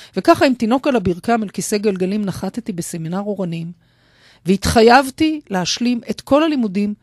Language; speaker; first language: Hebrew; native; Hebrew